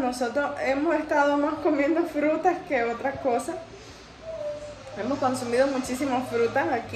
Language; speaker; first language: Spanish; native; Spanish